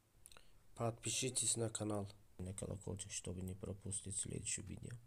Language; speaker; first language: Russian; non-native, fluent; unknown